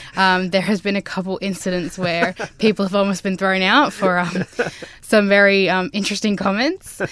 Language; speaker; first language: English; native; English